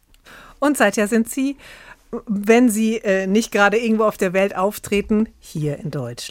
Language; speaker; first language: German; native; German